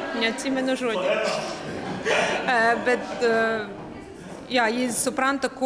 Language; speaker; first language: Lithuanian; non-native, learner; Latvian